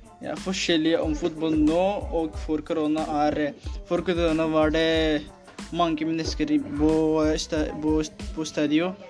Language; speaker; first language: Norwegian; non-native, learner; Spanish